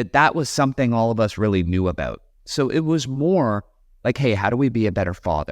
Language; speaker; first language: English; native; English